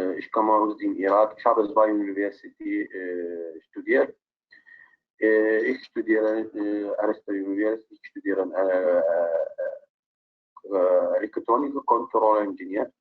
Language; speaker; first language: German; non-native, learner; Arabic